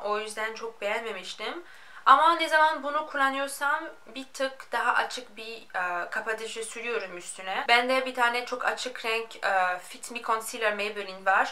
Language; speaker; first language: Turkish; non-native, fluent; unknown